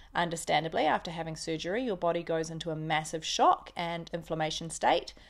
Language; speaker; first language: English; native; English